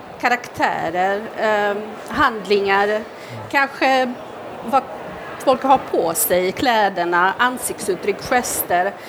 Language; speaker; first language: Swedish; non-native, fluent; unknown